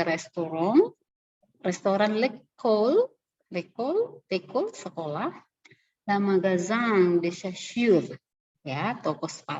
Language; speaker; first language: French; non-native, learner; Indonesian